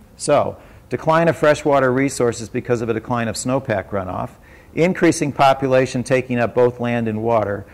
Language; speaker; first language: English; native; English